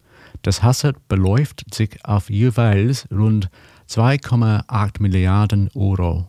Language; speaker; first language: German; non-native, learner; English